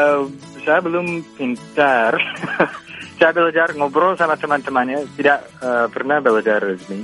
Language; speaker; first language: Indonesian; non-native, fluent; English